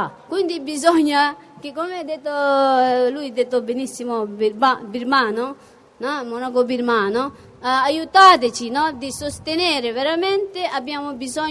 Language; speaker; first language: Italian; non-native, fluent; Tibetan